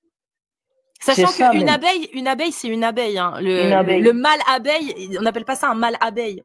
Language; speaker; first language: French; native; French